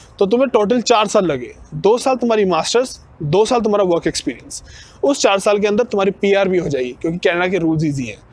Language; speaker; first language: Hindi; non-native, local second language; Punjabi